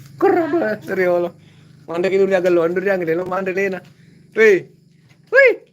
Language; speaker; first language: Indonesian; native; Indonesian